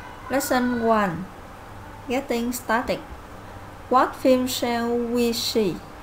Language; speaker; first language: English; non-native, fluent; Vietnamese